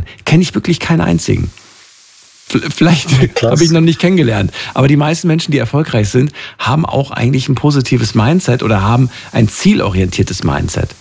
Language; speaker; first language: German; native; German